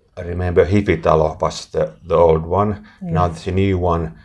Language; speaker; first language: English; non-native, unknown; Finnish